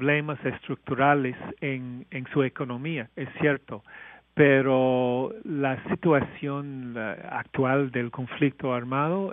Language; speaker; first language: Spanish; non-native, fluent; English